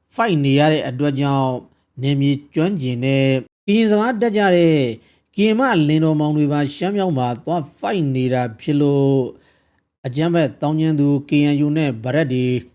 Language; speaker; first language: Burmese; native; Burmese